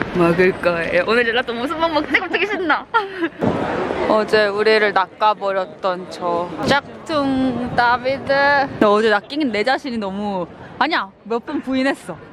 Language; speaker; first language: Korean; native; Korean